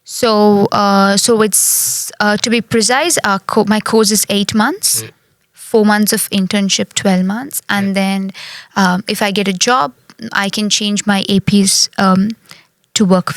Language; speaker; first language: English; non-native, local second language; Tamil